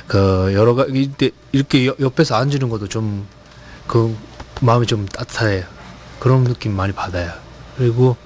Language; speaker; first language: Korean; non-native, fluent; Japanese